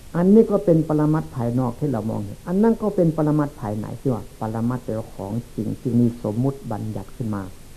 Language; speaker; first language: Thai; non-native, local second language; Lao